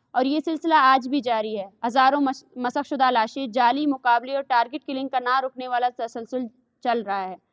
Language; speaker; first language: Urdu; non-native, local second language; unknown